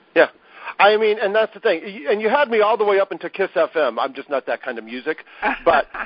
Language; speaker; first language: English; native; English